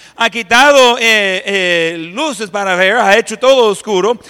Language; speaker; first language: Spanish; non-native, fluent; English